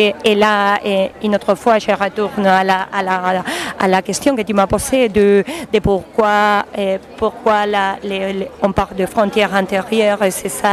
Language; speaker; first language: French; non-native, learner; Spanish